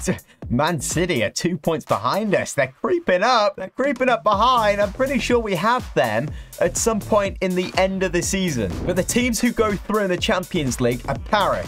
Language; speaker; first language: English; native; English